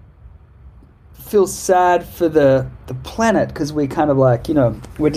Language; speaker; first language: English; native; English